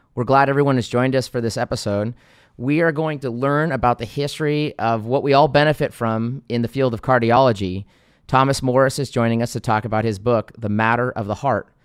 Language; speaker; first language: English; native; English